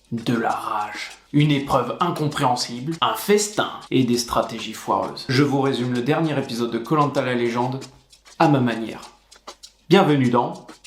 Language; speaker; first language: French; native; French